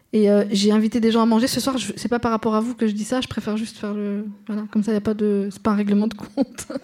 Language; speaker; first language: French; native; French